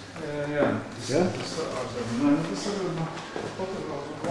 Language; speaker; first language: Latvian; native; Latvian